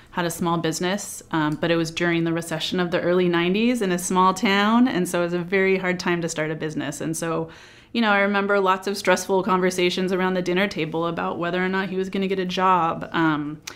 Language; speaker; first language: English; native; English